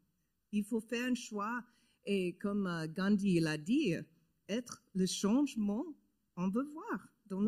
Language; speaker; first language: French; non-native, learner; English